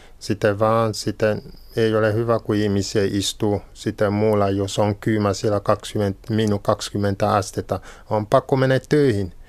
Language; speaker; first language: Finnish; non-native, learner; French